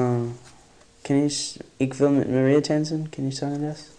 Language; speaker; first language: German; non-native, learner; English